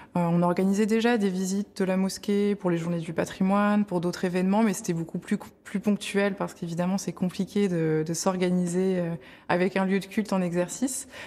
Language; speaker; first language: French; native; French